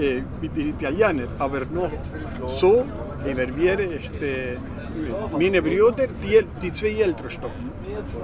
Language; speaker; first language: German; early bilingual, heritage; German